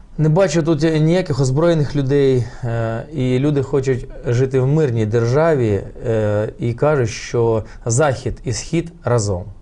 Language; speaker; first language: Ukrainian; non-native, local second language; Russian